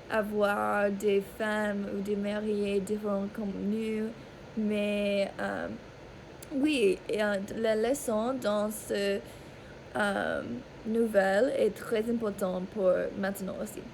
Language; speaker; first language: French; non-native, learner; English